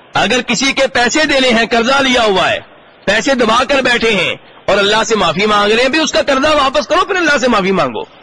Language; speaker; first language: Urdu; native; Urdu